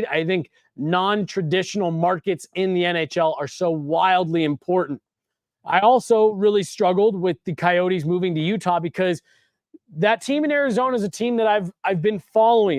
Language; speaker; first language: English; native; English